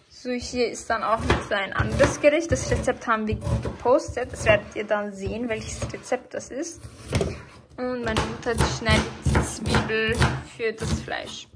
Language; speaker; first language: German; early bilingual, other home language; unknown